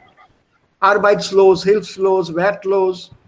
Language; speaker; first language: German; non-native, fluent; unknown